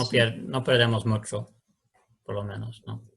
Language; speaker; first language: Spanish; non-native, learner; Swedish